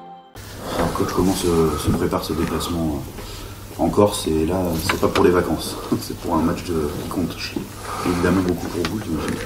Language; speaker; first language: French; native; French